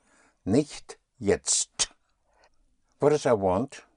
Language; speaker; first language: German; non-native, fluent; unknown